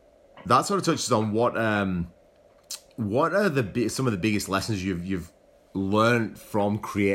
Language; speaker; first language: English; native; English